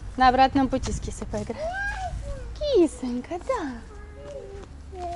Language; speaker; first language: Russian; non-native, local second language; Ukrainian